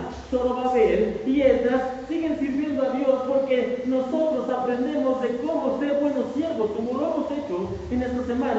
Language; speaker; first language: Spanish; native; Spanish